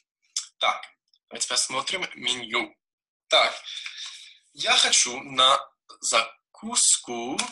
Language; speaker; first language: Russian; non-native, learner; English